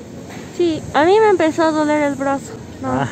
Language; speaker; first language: Spanish; native; Spanish